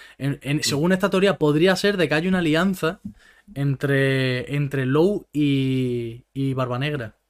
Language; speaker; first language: Spanish; native; Spanish